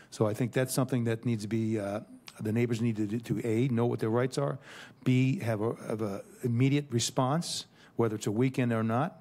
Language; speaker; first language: English; native; English